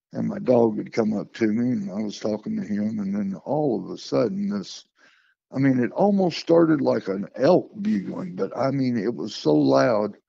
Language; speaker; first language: English; native; English